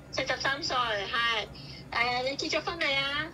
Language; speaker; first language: Cantonese; native; Cantonese